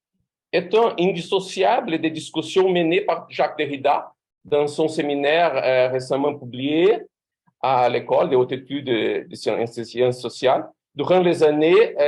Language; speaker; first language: French; non-native, fluent; Portuguese